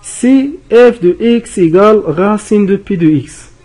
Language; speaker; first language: French; non-native, local second language; Arabic